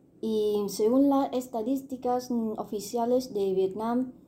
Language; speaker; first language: Spanish; non-native, fluent; Vietnamese